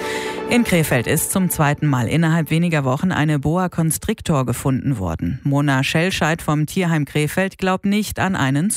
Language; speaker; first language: German; native; German